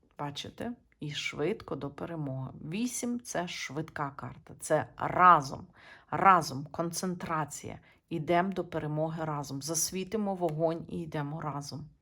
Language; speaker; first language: Ukrainian; native; Ukrainian